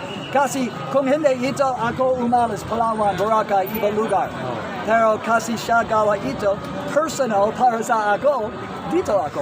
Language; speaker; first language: Filipino; non-native, learner; English